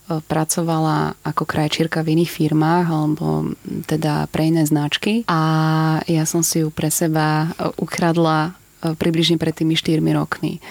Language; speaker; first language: Slovak; native; Slovak